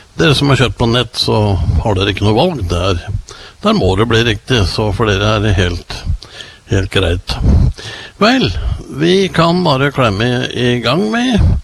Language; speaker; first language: Norwegian; native; Norwegian